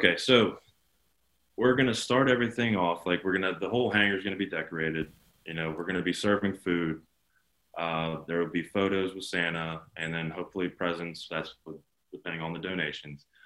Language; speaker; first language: English; native; English